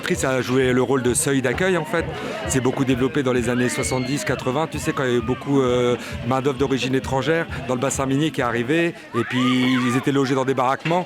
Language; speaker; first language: French; native; French